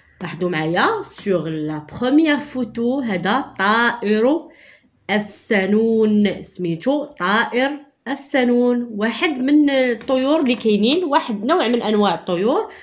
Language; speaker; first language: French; non-native, local second language; Arabic